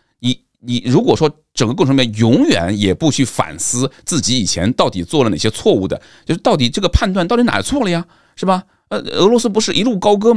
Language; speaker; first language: Chinese; native; Chinese